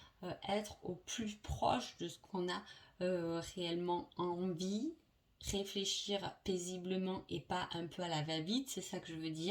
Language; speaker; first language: French; native; French